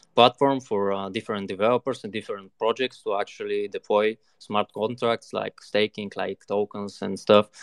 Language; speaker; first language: English; non-native, fluent; Bulgarian